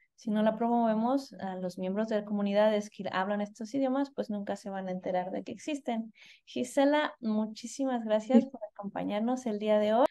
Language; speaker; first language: Spanish; native; Spanish